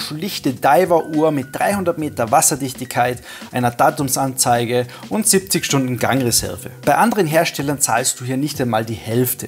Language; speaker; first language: German; native; German